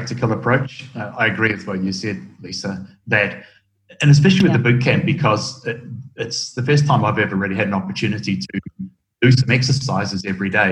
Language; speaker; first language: English; native; English